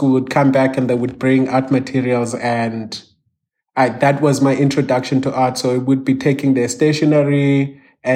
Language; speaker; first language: English; non-native, local second language; Xhosa